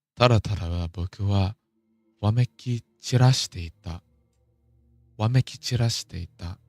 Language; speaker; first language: Japanese; non-native, learner; English